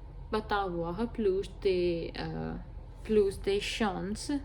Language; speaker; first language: French; non-native, learner; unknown